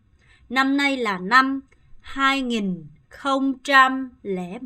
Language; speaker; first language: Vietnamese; non-native, fluent; Korean